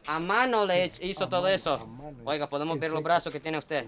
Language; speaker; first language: Spanish; non-native, fluent; English